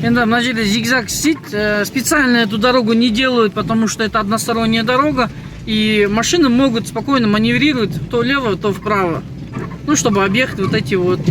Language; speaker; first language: Russian; non-native, local second language; Kazakh